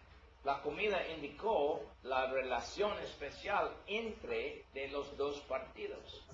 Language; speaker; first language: Spanish; non-native, learner; English